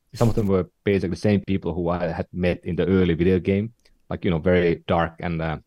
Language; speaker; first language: English; non-native, fluent; Finnish